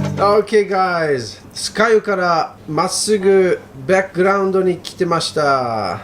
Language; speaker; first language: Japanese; non-native, fluent; Romanian